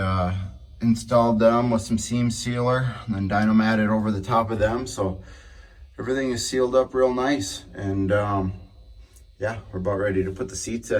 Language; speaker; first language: English; native; English